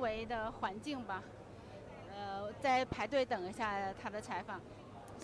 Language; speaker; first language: Chinese; native; Chinese